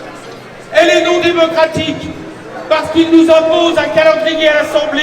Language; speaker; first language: French; native; French